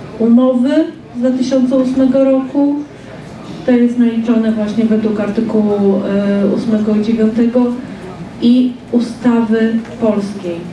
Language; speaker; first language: Polish; native; Polish